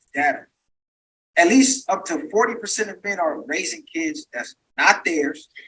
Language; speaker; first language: English; native; English